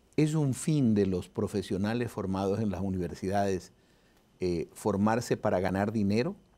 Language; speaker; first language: Spanish; native; Spanish